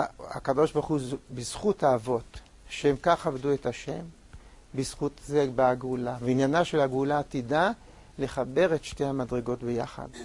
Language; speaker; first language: Hebrew; native; Hebrew